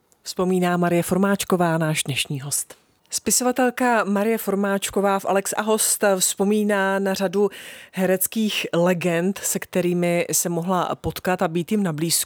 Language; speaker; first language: Czech; native; Czech